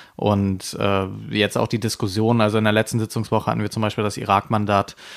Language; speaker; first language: German; native; German